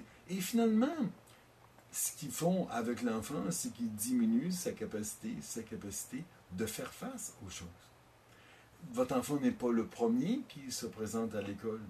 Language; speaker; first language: French; native; French